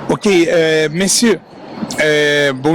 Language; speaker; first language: French; non-native, learner; Portuguese